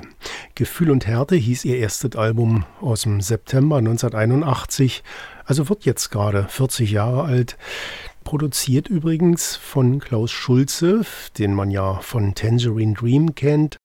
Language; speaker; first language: German; native; German